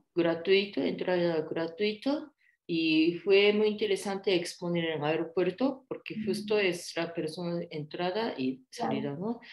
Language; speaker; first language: Spanish; non-native, fluent; Japanese